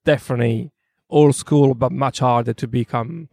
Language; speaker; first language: English; non-native, fluent; Italian